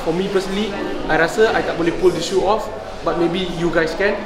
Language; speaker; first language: English; non-native, local second language; Malay